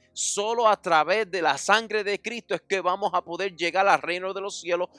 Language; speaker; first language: Spanish; early bilingual, heritage; Spanish